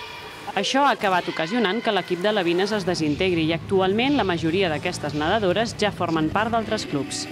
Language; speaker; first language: Catalan; native; Catalan